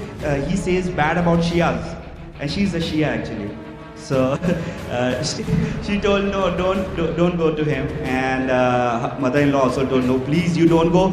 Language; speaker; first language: English; non-native, local second language; Hindi